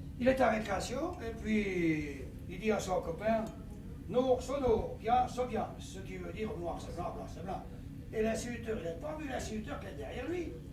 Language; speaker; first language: French; native; French